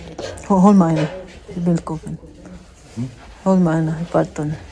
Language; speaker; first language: German; non-native, learner; Cebuano